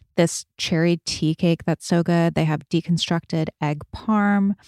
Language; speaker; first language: English; native; English